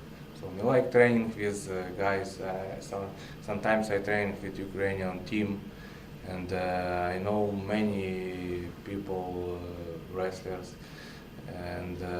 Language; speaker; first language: English; non-native, learner; Russian